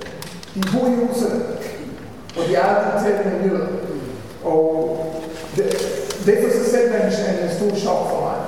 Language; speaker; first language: Danish; non-native, fluent; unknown